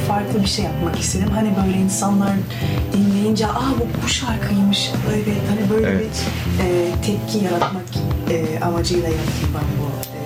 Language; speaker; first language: Turkish; early bilingual, heritage; Turkish